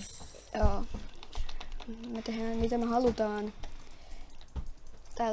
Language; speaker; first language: Finnish; native; Finnish